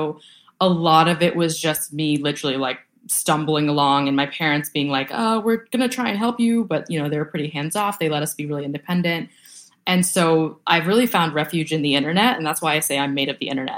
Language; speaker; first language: English; early bilingual, other home language; Vietnamese